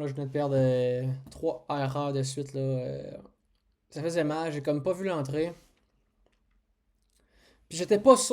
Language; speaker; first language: French; native; French